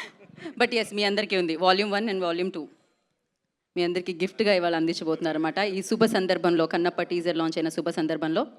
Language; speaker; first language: Telugu; native; Telugu